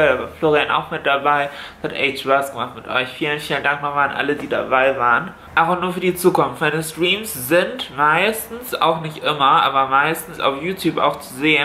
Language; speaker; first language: German; native; German